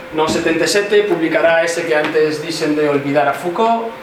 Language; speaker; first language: Spanish; non-native, local second language; Galician